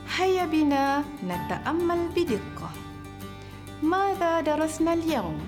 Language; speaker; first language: Arabic; non-native, fluent; Malay